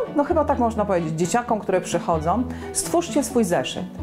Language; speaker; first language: Polish; native; Polish